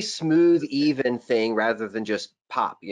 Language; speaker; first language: English; native; English